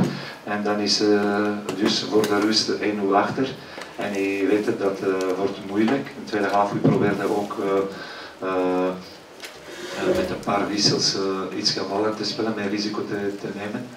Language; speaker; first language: Dutch; non-native, fluent; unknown